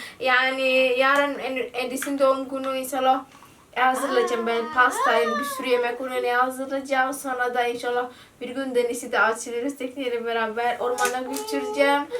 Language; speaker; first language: Turkish; non-native, learner; Indonesian